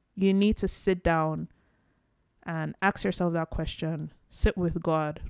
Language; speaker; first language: English; non-native, local second language; Yoruba